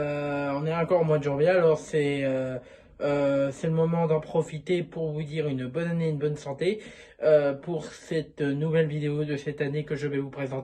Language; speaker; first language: French; native; French